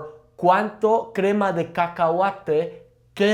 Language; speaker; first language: Spanish; non-native, fluent; English